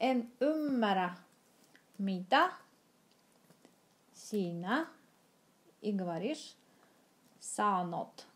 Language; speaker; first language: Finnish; non-native, fluent; Russian